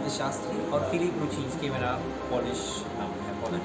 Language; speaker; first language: Hindi; non-native, fluent; Polish